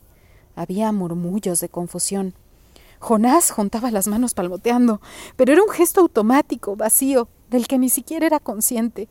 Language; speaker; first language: Spanish; native; Spanish